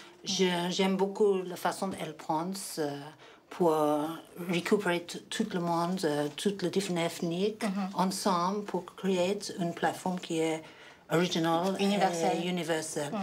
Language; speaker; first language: French; non-native, learner; English